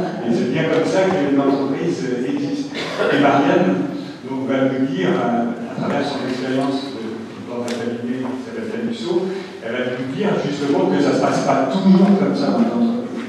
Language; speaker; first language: French; native; French